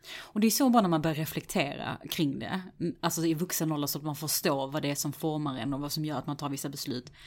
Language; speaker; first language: Swedish; native; Swedish